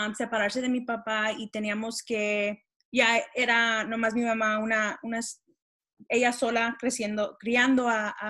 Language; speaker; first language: Spanish; early bilingual, heritage; Spanish